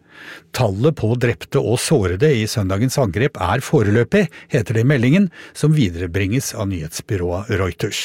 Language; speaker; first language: Norwegian; native; Norwegian